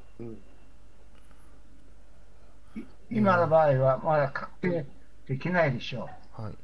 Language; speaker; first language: Japanese; non-native, fluent; Chinese